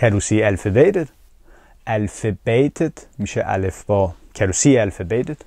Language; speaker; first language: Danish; non-native, fluent; Persian